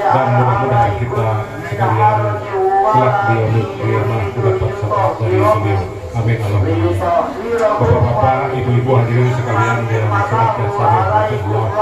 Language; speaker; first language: Indonesian; non-native, local second language; Sundanese